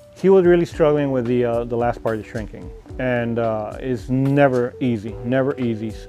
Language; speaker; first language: English; native; English